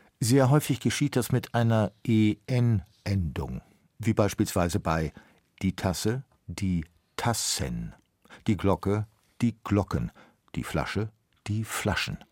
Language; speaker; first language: German; native; German